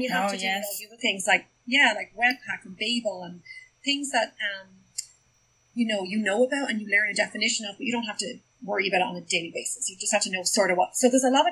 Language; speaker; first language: English; native; English